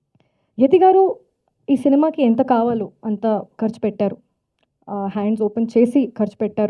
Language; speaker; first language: Telugu; non-native, fluent; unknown